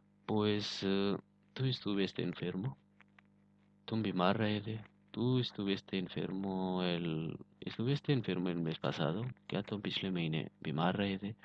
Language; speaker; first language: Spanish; non-native, fluent; Urdu